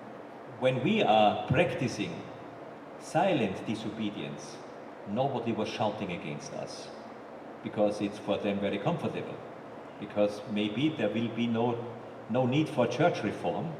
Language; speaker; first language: English; non-native, fluent; German